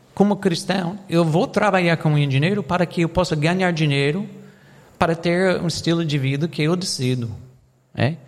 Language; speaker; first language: Portuguese; non-native, fluent; English